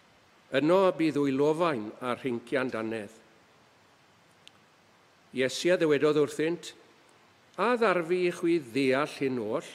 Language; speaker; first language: Welsh; native; Welsh